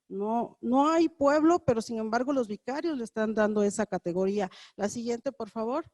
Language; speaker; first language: Spanish; native; Spanish